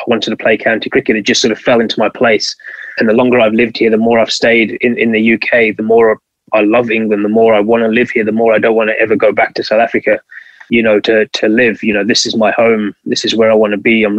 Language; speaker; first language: English; native; English